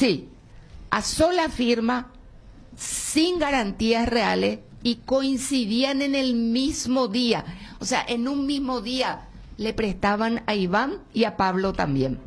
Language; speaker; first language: Spanish; native; Spanish